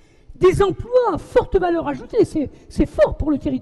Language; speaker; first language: French; native; French